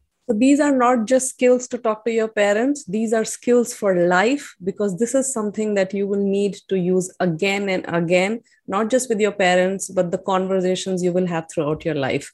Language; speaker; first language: English; non-native, local second language; Hindi